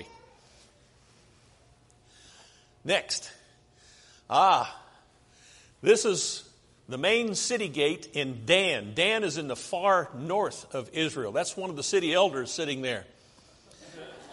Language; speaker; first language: English; native; English